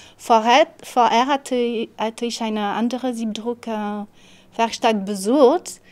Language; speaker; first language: German; non-native, fluent; French